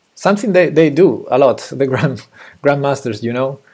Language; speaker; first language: English; non-native, fluent; Spanish